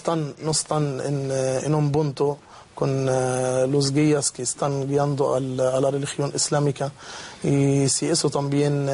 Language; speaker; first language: Spanish; non-native, learner; Arabic